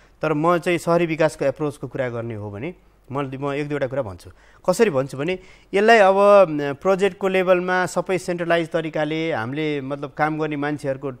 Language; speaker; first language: Nepali; native; Nepali